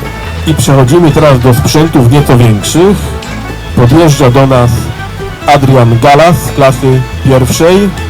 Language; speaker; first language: Polish; native; Polish